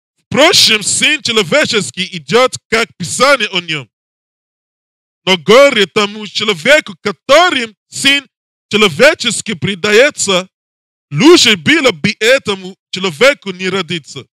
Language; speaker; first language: Russian; non-native, learner; English